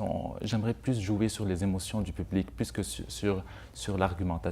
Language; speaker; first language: French; non-native, local second language; Arabic